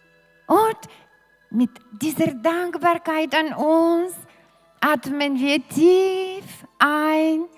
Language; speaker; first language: German; non-native, fluent; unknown